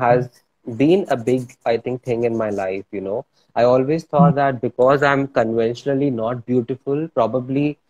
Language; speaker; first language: English; non-native, local second language; Hindi